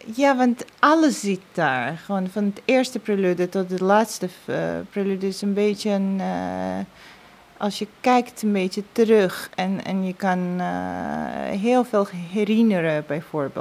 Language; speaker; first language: Dutch; non-native, fluent; Georgian